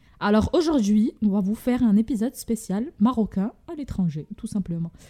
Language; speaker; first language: French; non-native, local second language; Arabic